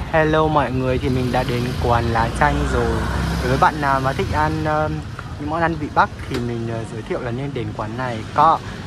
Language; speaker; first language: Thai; non-native, fluent; Vietnamese